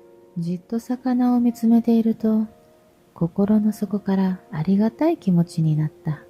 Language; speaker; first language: Japanese; native; Japanese